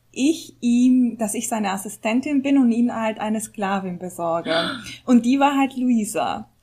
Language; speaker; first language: German; native; German